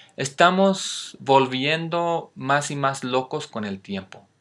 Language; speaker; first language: Spanish; non-native, fluent; English